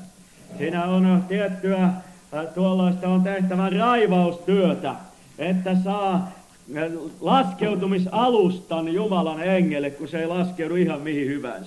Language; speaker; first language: Finnish; native; Finnish